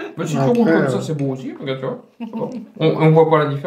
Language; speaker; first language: French; native; French